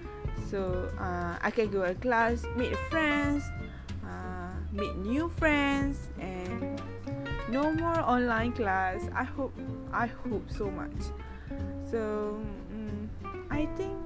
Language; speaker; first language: English; non-native, learner; Malay